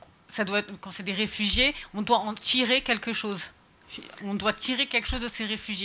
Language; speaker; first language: French; native; French